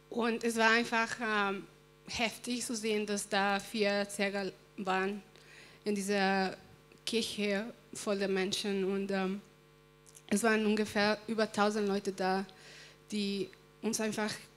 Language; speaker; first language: German; non-native, fluent; Spanish